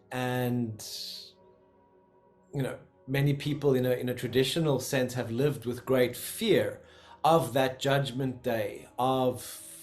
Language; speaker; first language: English; native; English